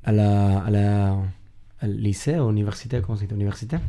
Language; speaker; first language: French; non-native, learner; Spanish